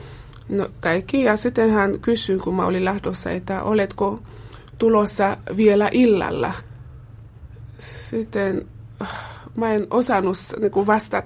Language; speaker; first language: Finnish; non-native, fluent; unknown